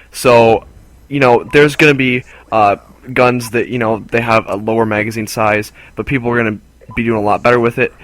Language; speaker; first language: English; native; English